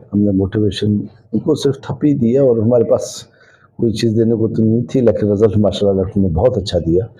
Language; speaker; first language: Urdu; non-native, local second language; Punjabi